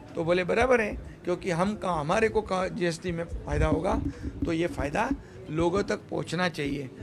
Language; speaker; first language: Hindi; non-native, local second language; Marathi